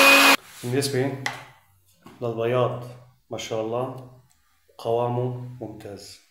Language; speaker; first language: Arabic; native; Arabic